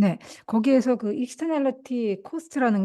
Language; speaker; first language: Korean; native; Korean